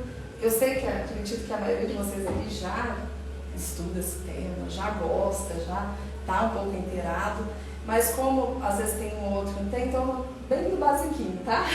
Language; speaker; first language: Portuguese; native; Portuguese